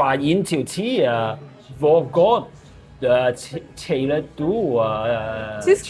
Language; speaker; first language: Danish; non-native, learner; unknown